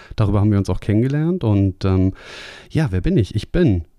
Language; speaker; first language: German; native; German